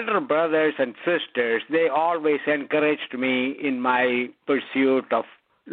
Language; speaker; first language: English; non-native, local second language; Malayalam